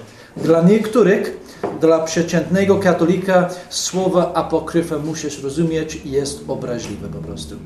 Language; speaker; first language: Polish; non-native, fluent; English